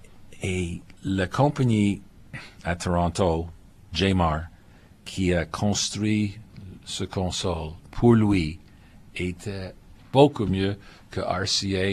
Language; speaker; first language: French; non-native, local second language; English